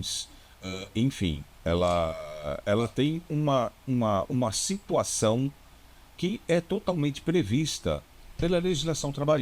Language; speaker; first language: Portuguese; native; Portuguese